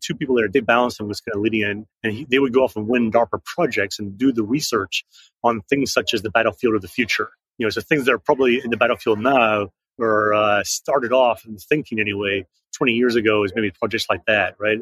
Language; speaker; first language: English; native; English